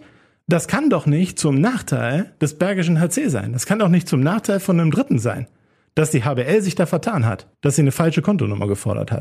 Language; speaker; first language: German; native; German